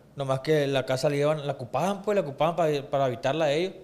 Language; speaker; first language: Spanish; native; Spanish